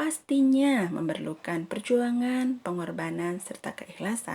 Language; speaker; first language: Indonesian; native; Indonesian